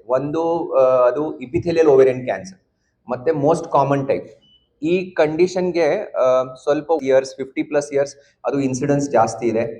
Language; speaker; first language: Kannada; non-native, learner; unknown